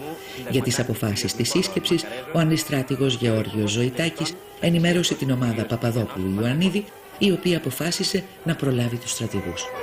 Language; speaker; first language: Greek; native; Greek